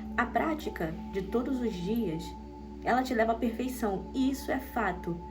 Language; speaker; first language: Portuguese; native; Portuguese